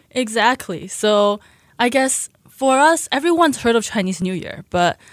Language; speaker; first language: English; early bilingual, other home language; Chinese